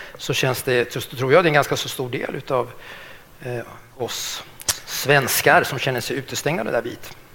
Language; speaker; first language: Swedish; native; Swedish